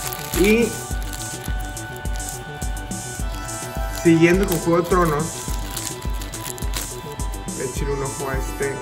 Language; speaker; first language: Spanish; native; Spanish